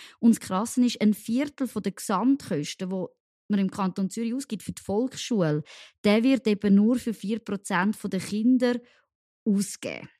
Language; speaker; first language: German; early bilingual, other home language; French